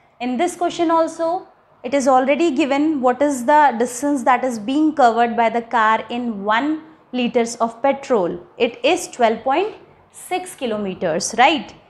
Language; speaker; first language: English; non-native, local second language; Hindi